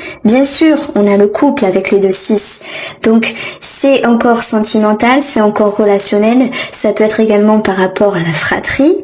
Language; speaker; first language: French; native; French